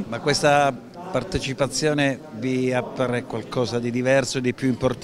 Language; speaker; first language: Italian; native; Italian